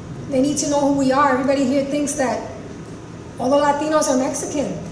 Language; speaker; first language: English; early bilingual, other home language; Spanish